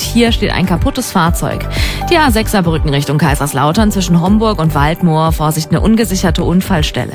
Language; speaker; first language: German; native; German